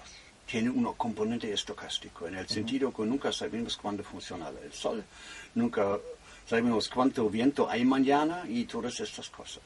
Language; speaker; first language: Spanish; non-native, fluent; German